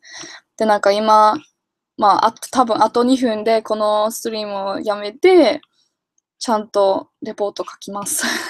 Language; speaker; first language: Japanese; non-native, fluent; English